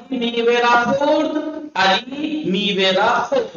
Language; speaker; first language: Persian; non-native, fluent; Urdu